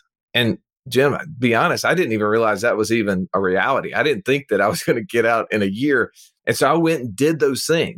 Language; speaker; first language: English; native; English